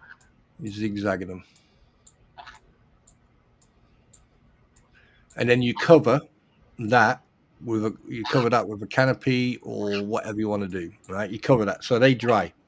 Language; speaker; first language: English; native; English